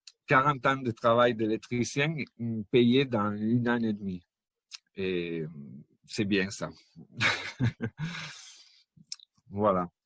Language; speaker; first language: French; non-native, fluent; Italian